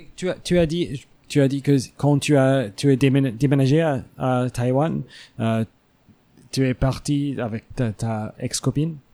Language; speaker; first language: French; non-native, learner; English